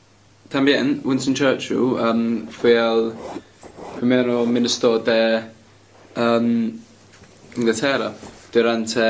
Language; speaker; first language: Spanish; non-native, learner; English